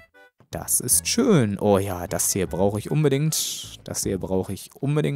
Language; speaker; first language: German; native; German